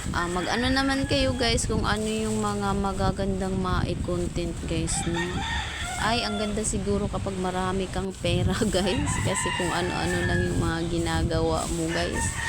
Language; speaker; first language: Filipino; non-native, local second language; Cebuano